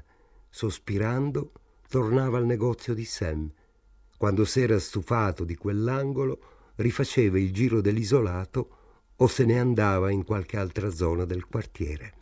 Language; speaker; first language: Italian; native; Italian